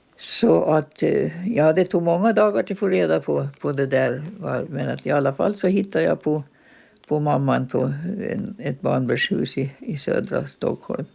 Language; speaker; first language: Swedish; native; Swedish